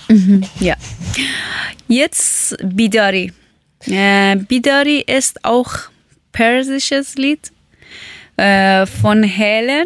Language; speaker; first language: German; non-native, learner; Persian